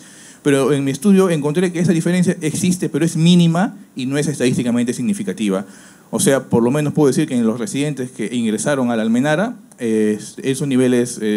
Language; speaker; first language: Spanish; native; Spanish